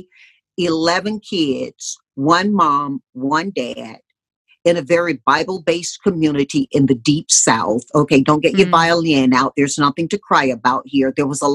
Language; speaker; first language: English; native; English